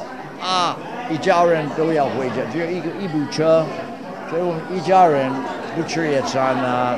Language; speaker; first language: Chinese; non-native, fluent; English